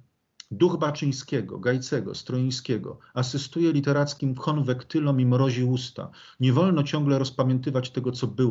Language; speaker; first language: Polish; native; Polish